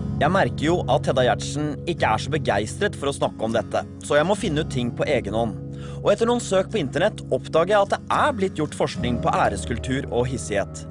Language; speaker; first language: Norwegian; native; Norwegian